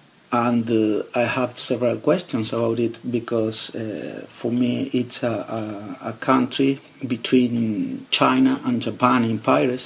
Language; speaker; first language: English; non-native, fluent; Spanish